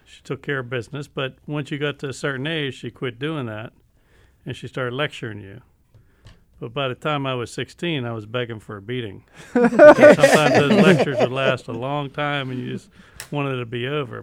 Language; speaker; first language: English; native; English